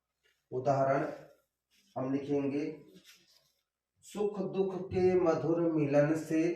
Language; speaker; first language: Hindi; native; Hindi